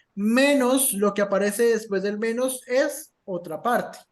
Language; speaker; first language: Spanish; native; Spanish